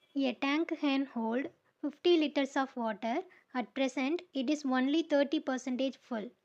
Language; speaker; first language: English; non-native, local second language; Tamil